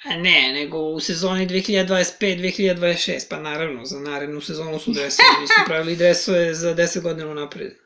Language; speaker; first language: Serbian; native; Serbian